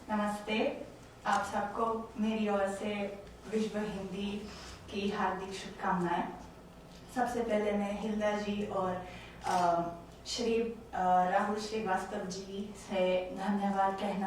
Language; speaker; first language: Hindi; non-native, learner; Romanian